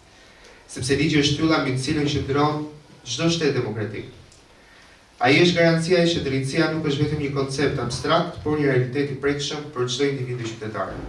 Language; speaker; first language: Albanian; native; Albanian